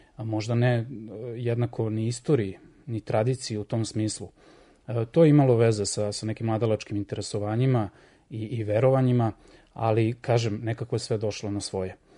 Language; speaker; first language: Serbian; native; Serbian